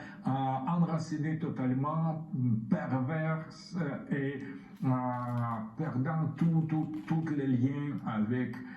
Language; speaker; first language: French; non-native, fluent; Russian